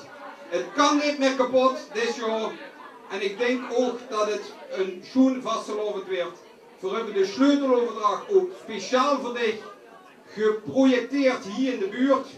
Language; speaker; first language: Dutch; non-native, local second language; Limburgish